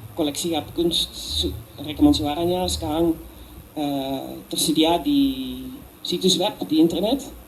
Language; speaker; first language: Indonesian; non-native, learner; Dutch